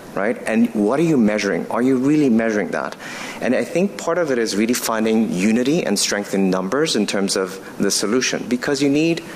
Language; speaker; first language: English; non-native, fluent; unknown